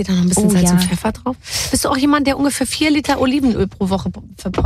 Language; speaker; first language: German; native; German